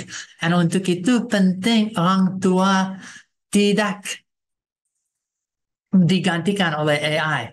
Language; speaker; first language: Indonesian; non-native, fluent; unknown